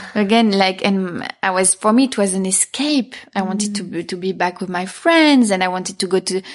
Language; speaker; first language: English; non-native, fluent; French